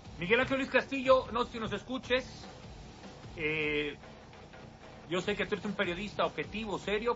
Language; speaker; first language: Spanish; native; Spanish